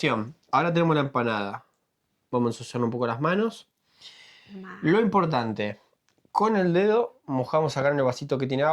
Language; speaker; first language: Spanish; native; Spanish